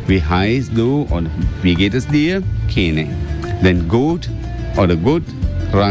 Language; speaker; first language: German; non-native, learner; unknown